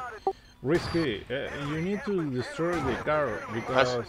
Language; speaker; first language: English; non-native, learner; Spanish